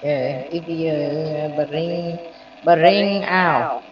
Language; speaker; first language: English; non-native, learner; Vietnamese